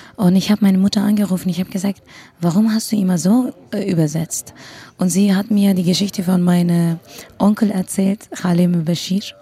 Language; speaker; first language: German; non-native, fluent; Kurdish